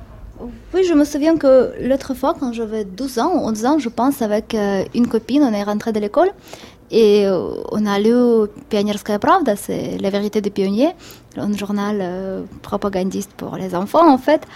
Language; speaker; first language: French; non-native, fluent; Russian